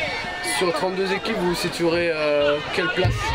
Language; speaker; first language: French; native; French